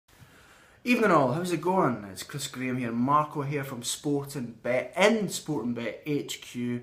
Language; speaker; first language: English; native; English